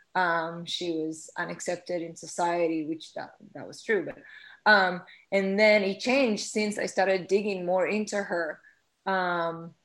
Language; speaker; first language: English; non-native, fluent; Hebrew